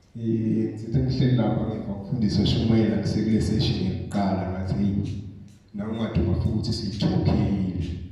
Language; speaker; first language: Zulu; non-native, local second language; Swati